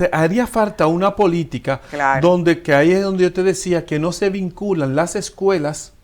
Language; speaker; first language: Spanish; native; Spanish